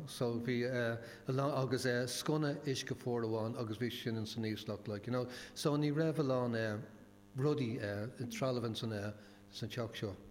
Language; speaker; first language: Irish; non-native, local second language; English